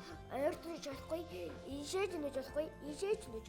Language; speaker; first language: Mongolian; native; Mongolian